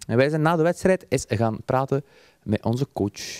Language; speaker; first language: Dutch; native; Dutch